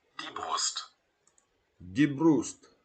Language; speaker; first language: German; non-native, learner; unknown